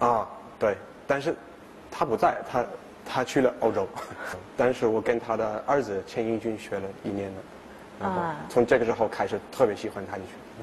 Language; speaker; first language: Chinese; non-native, fluent; English